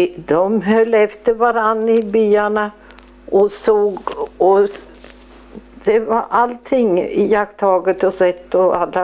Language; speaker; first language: Swedish; native; Swedish